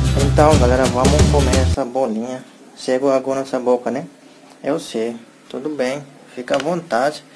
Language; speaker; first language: Portuguese; non-native, learner; Hindi